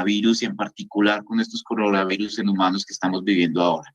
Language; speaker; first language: Spanish; native; Spanish